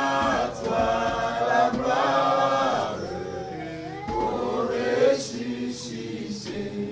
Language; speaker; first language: French; native; French